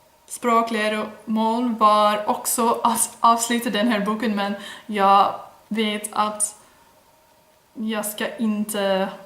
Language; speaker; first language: Swedish; non-native, learner; Dutch